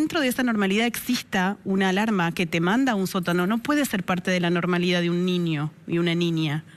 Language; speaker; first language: Spanish; native; Spanish